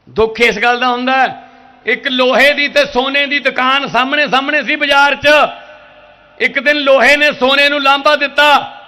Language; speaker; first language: Punjabi; native; Punjabi